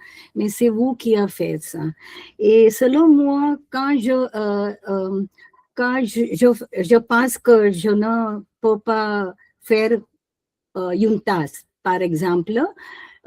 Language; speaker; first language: French; non-native, learner; Hindi